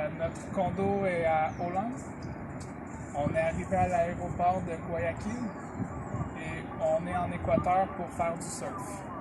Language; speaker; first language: French; native; French